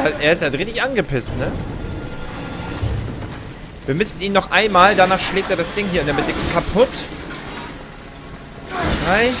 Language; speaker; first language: German; native; German